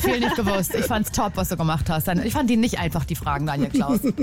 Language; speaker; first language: German; native; German